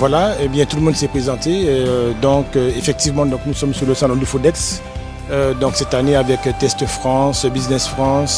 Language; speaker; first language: French; native; French